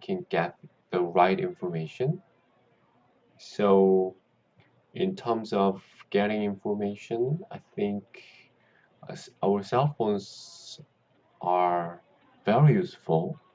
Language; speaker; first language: English; non-native, learner; Korean